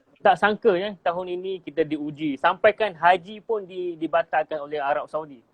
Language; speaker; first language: Malay; native; Malay